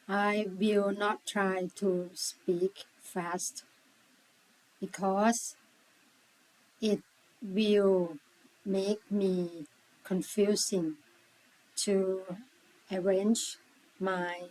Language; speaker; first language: English; non-native, learner; Thai